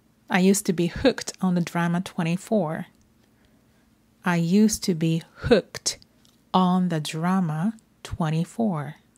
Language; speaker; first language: English; non-native, fluent; Japanese